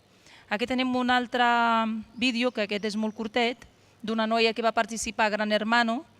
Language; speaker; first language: Catalan; non-native, fluent; Arabic